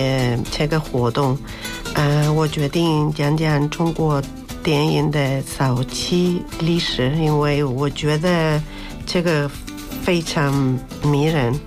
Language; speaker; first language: Chinese; non-native, fluent; Spanish